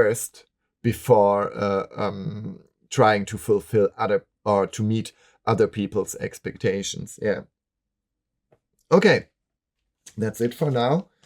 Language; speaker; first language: English; non-native, fluent; German